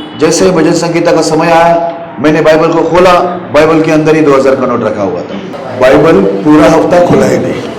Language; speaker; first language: Hindi; non-native, local second language; Marathi